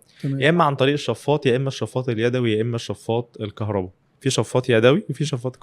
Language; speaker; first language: Arabic; native; Arabic